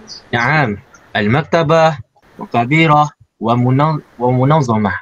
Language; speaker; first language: Arabic; non-native, learner; Malay